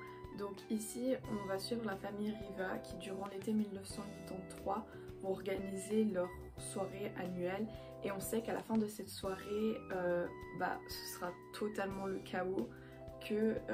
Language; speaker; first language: French; native; French